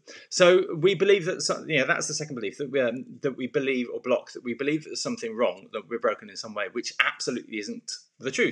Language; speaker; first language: English; native; English